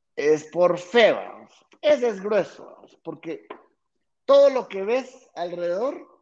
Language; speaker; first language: Spanish; native; Spanish